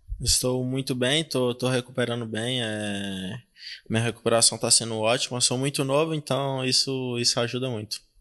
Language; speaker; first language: Portuguese; native; Portuguese